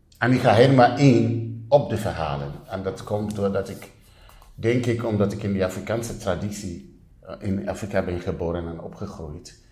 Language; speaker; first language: Dutch; non-native, fluent; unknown